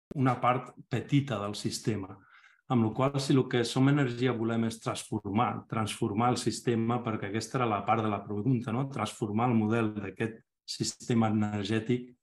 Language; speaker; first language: Catalan; non-native, local second language; Spanish